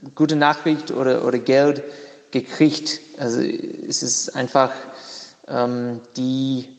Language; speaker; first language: German; non-native, learner; English